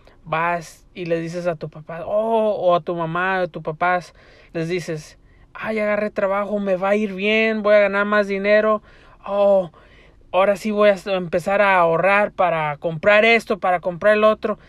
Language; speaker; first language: Spanish; early bilingual, heritage; Spanish